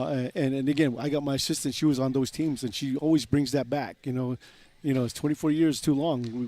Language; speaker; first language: English; native; English